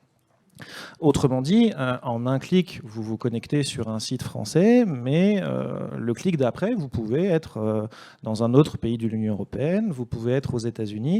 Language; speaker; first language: French; native; French